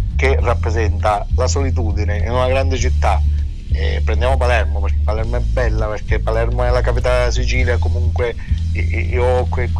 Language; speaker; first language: Italian; native; Italian